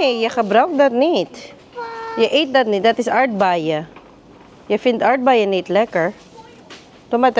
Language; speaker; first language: Dutch; non-native, learner; Filipino